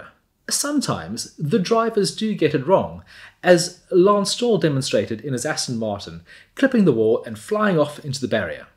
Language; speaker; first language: English; native; English